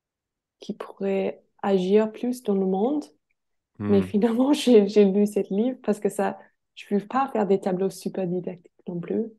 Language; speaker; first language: French; non-native, fluent; English